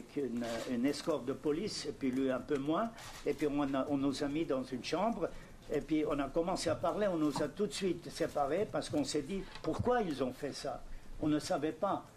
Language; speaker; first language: French; non-native, fluent; German